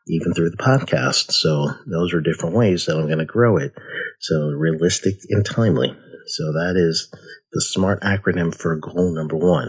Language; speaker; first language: English; native; English